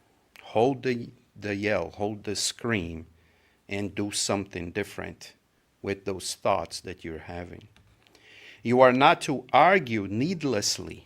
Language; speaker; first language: English; non-native, fluent; Portuguese